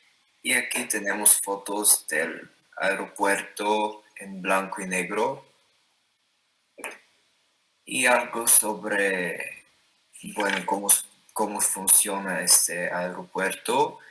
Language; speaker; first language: Spanish; non-native, learner; Bulgarian